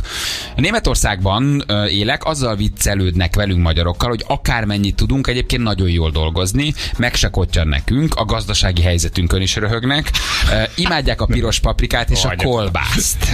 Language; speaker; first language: Hungarian; native; Hungarian